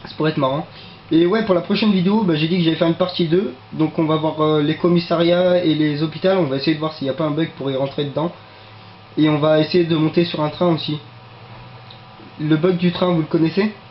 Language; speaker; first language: French; native; French